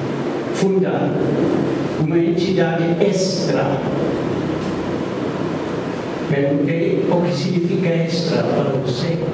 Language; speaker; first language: Portuguese; non-native, fluent; German